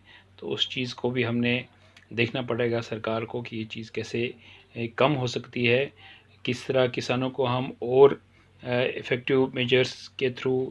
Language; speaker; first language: Hindi; non-native, local second language; Kashmiri